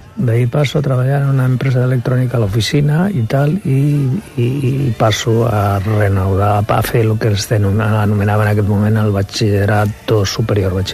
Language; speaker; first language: Catalan; non-native, local second language; Spanish